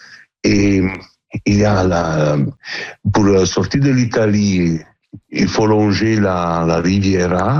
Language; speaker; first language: French; non-native, fluent; Italian